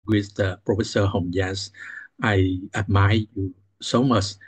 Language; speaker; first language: English; non-native, learner; Vietnamese